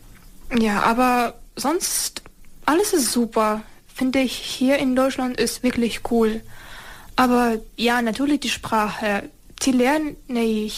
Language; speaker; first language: German; non-native, fluent; Ukrainian